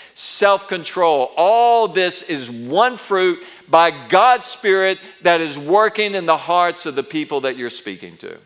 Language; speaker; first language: English; native; English